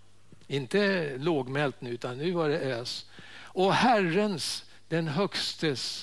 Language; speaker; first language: Swedish; native; Swedish